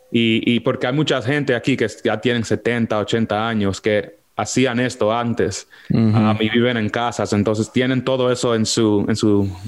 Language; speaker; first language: Spanish; early bilingual, heritage; Spanish